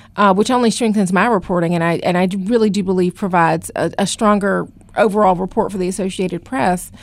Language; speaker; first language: English; native; English